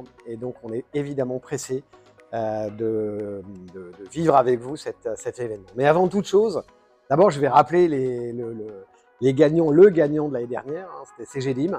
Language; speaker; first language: French; native; French